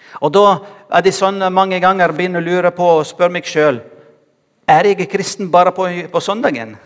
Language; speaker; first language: Norwegian; non-native, fluent; Arabic